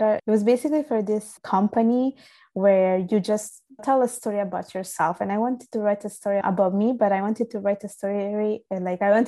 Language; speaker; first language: English; non-native, fluent; Italian